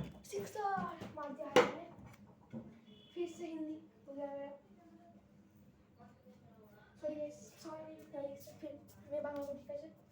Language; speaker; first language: Hindi; non-native, local second language; Bangla